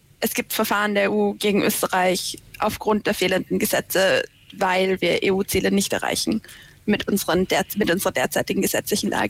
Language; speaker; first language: German; native; German